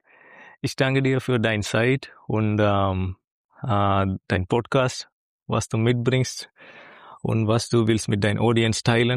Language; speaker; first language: German; non-native, learner; Malayalam